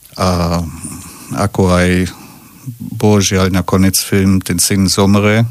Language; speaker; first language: Slovak; non-native, learner; German